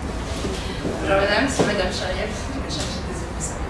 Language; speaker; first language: French; non-native, local second language; Arabic